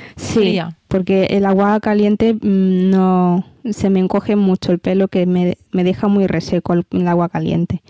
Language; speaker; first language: Spanish; early bilingual, other home language; Amharic